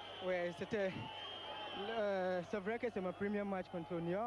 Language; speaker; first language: French; non-native, learner; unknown